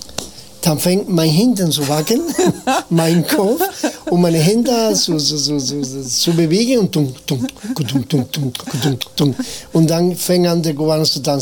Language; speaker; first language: German; non-native, fluent; Spanish